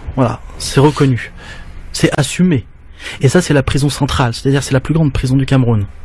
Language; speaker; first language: French; native; French